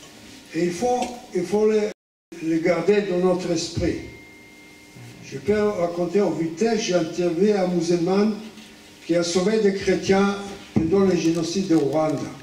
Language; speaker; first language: French; non-native, fluent; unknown